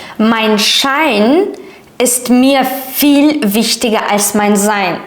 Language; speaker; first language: German; non-native, fluent; Ukrainian